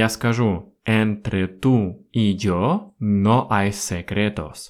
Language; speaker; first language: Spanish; non-native, fluent; Russian